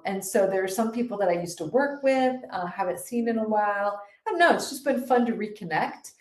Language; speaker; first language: English; native; English